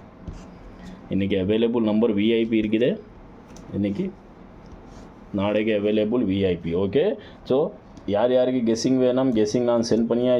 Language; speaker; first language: Tamil; non-native, learner; Kannada